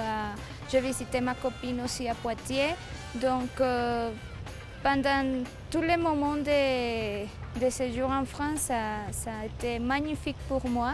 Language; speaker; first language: French; non-native, fluent; Spanish